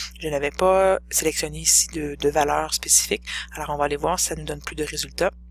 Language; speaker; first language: French; native; French